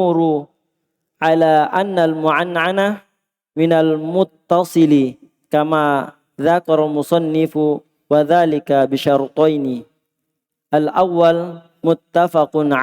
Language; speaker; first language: Arabic; non-native, learner; Indonesian